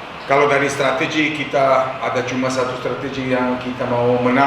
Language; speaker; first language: Indonesian; non-native, fluent; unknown